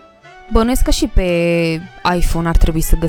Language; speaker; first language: Romanian; native; Romanian